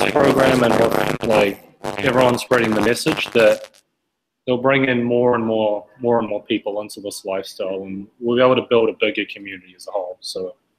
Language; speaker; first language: English; native; English